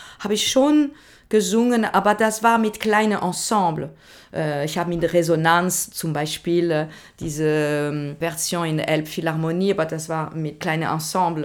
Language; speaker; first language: German; non-native, learner; French